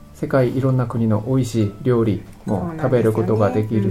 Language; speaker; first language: Japanese; non-native, fluent; Korean